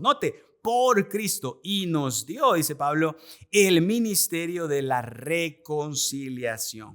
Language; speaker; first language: Spanish; native; Spanish